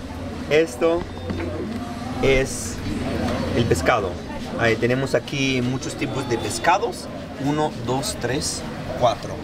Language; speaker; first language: Spanish; non-native, fluent; Arabic